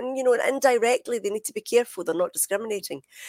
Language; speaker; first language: English; native; English